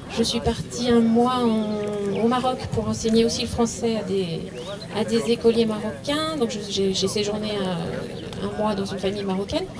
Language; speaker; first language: French; native; French